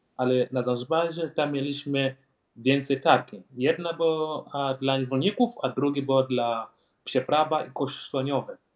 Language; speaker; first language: Polish; non-native, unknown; Swahili